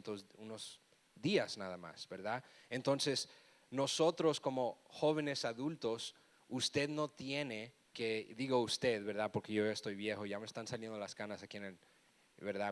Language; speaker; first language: Spanish; early bilingual, heritage; Spanish